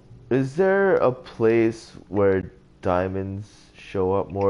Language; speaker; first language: English; early bilingual, other home language; Chinese